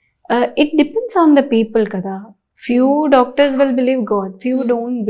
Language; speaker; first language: Telugu; non-native, learner; Tamil